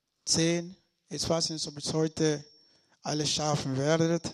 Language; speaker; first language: German; non-native, learner; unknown